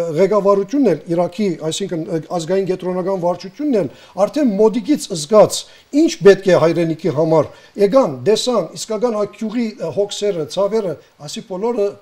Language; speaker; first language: Armenian; early bilingual, heritage; Armenian